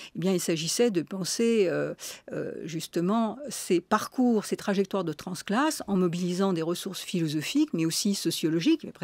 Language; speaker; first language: French; native; French